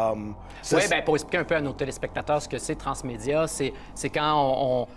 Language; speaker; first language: French; native; French